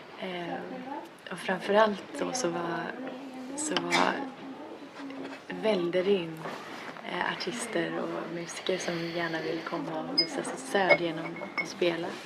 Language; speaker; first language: Swedish; native; Swedish